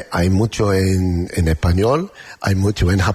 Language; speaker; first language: Spanish; non-native, learner; English